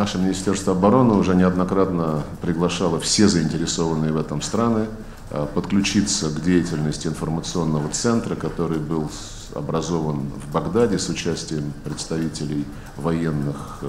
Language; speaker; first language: Russian; native; Russian